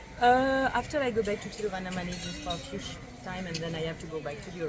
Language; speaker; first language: English; non-native, learner; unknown